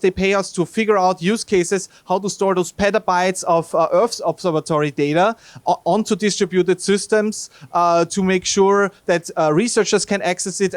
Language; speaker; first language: English; non-native, fluent; German